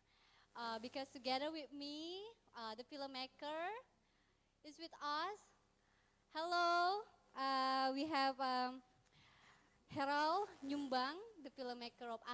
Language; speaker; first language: English; non-native, fluent; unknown